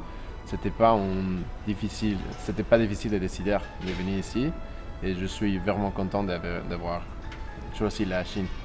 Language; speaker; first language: French; non-native, fluent; Spanish